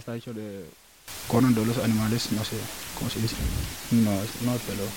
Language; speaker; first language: Spanish; non-native, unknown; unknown